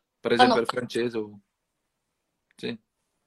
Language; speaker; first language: Italian; non-native, learner; French